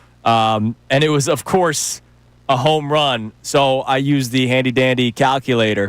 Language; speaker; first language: English; native; English